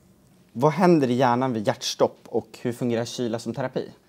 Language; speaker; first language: Swedish; native; Swedish